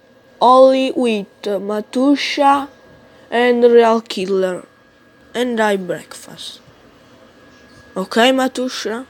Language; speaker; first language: English; non-native, learner; Italian